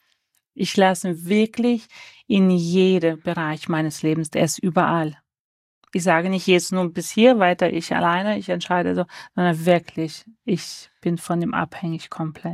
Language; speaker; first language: German; early bilingual, other home language; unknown